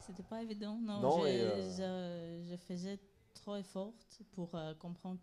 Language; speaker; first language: French; non-native, fluent; Greek